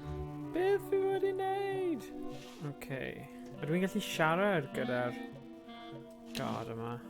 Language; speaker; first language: Welsh; native; Welsh